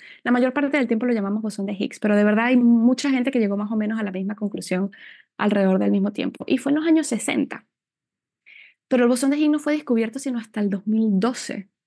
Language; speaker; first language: Spanish; native; Spanish